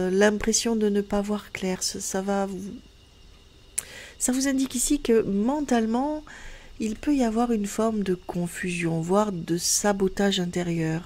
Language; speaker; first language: French; native; French